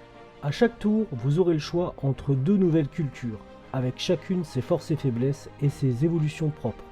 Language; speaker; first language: French; native; French